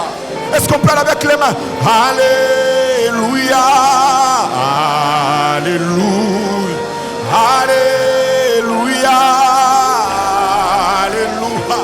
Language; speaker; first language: French; non-native, local second language; Lingala